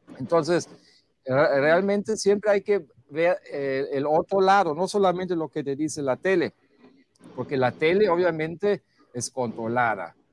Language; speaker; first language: Spanish; non-native, fluent; German